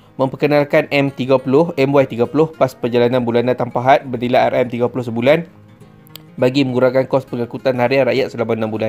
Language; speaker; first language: Malay; native; Malay